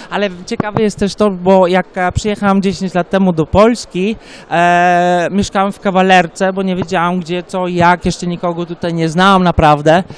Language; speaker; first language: Polish; early bilingual, heritage; Polish